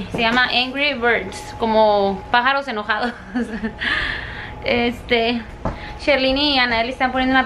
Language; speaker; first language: Spanish; native; Spanish